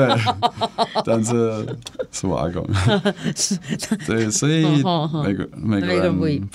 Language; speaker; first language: Chinese; non-native, learner; Czech